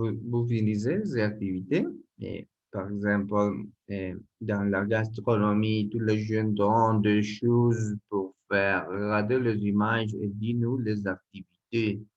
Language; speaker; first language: French; non-native, learner; Spanish